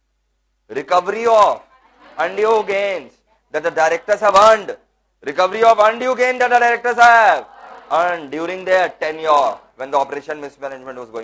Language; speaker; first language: English; non-native, local second language; Hindi